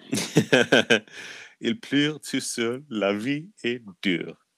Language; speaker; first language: French; non-native, learner; English